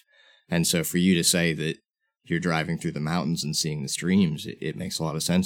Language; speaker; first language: English; native; English